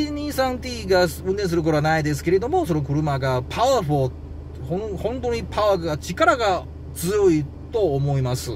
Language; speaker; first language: Japanese; non-native, learner; Chinese